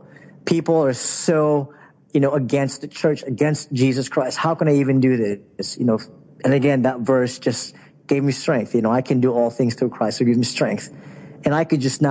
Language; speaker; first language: English; non-native, local second language; Filipino